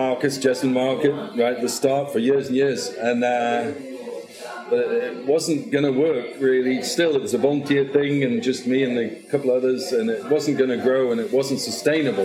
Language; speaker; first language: English; native; English